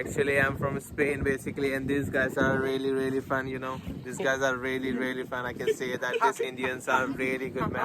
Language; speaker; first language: English; non-native, local second language; Hindi